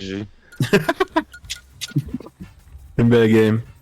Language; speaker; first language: French; native; French